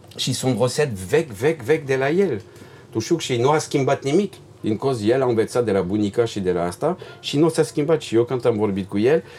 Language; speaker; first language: Romanian; non-native, learner; French